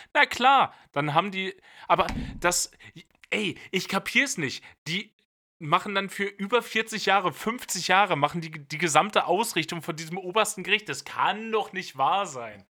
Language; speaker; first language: German; native; German